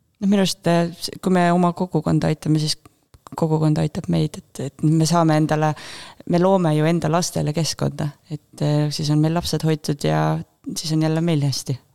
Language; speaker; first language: Estonian; native; Estonian